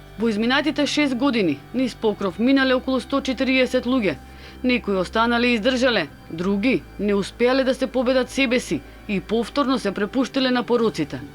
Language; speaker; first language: Macedonian; native; Macedonian